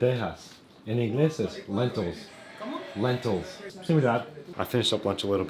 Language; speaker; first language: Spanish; non-native, learner; English